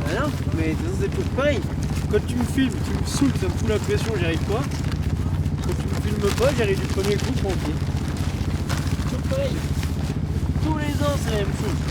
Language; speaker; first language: French; native; French